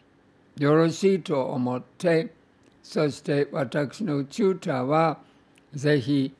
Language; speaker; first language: Japanese; non-native, fluent; English